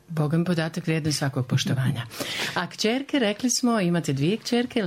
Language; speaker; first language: Serbian; native; Serbian